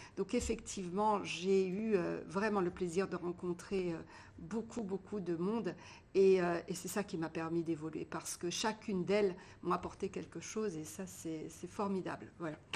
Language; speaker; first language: French; early bilingual, other home language; Portuguese